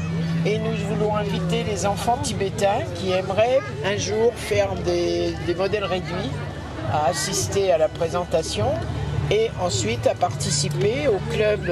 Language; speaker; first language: French; native; French